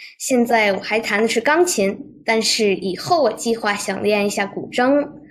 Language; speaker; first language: Chinese; early bilingual, heritage; Chinese